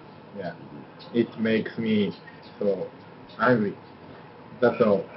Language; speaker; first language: English; non-native, learner; Japanese